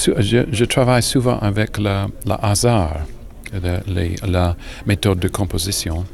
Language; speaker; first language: French; non-native, learner; English